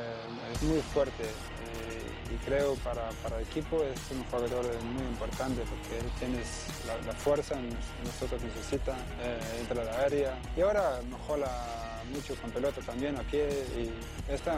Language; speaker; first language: Spanish; non-native, learner; Danish